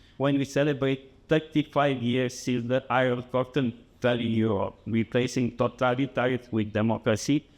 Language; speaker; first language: English; non-native, fluent; Romanian